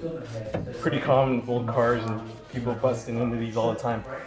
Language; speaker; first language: English; native; English